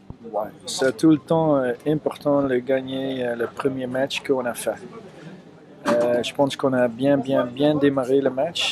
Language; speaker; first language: French; non-native, fluent; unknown